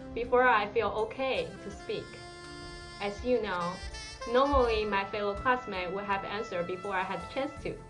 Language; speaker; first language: English; non-native, fluent; Chinese